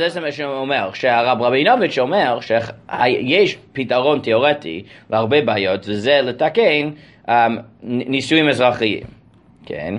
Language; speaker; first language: Hebrew; non-native, fluent; English